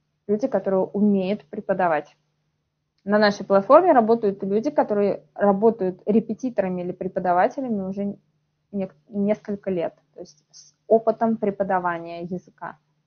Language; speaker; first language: Russian; native; Russian